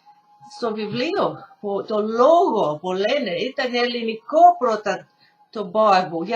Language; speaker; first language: Greek; early bilingual, heritage; Greek